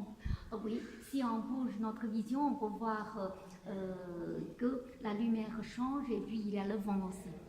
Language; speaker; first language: French; non-native, fluent; Chinese